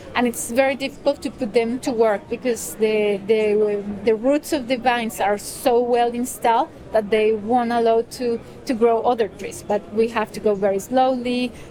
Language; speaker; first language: English; non-native, fluent; Spanish